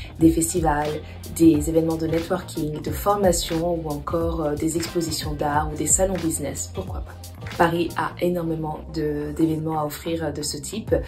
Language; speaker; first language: French; non-native, fluent; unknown